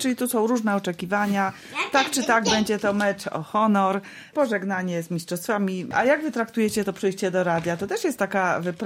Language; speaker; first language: Polish; native; Polish